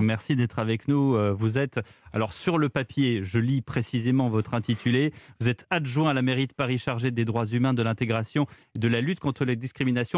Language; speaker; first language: French; native; French